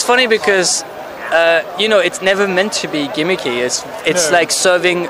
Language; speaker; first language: English; non-native, fluent; French